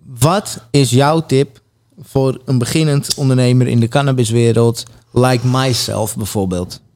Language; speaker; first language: Dutch; native; Dutch